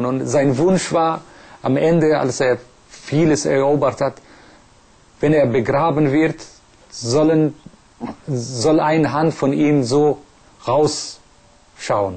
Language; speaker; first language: German; non-native, fluent; Persian